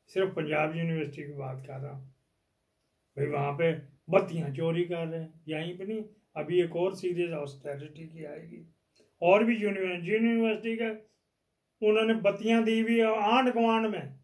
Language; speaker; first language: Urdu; non-native, local second language; Punjabi